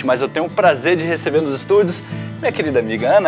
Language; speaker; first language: Portuguese; native; Portuguese